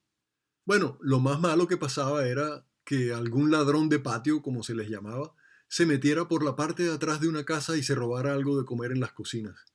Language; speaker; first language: Spanish; native; Spanish